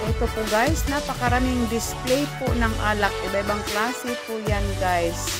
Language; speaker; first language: Filipino; non-native, local second language; Cebuano